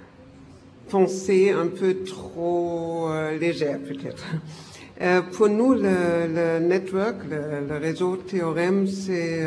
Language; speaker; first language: French; non-native, fluent; German